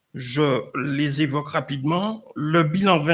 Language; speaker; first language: French; native; French